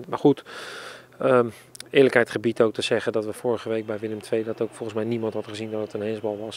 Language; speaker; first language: Dutch; native; Dutch